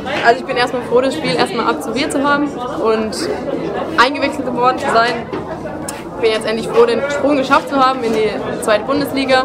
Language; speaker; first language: German; native; German